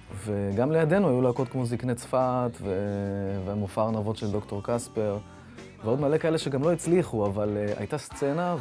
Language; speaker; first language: Hebrew; native; Hebrew